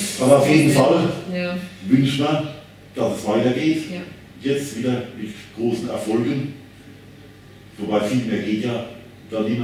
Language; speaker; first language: German; native; German